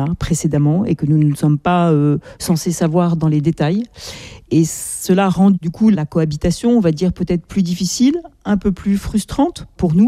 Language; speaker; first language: French; native; French